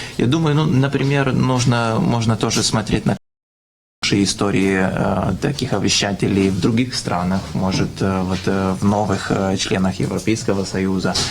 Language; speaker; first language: Russian; non-native, fluent; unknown